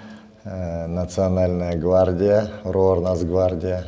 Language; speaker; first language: Russian; native; Russian